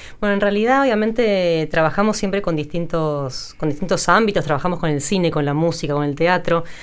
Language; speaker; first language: Spanish; native; Spanish